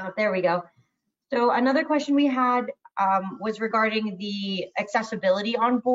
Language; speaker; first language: English; native; English